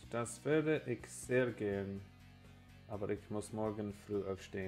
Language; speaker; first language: German; non-native, learner; English